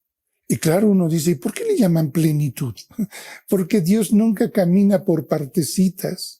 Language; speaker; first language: Spanish; native; Spanish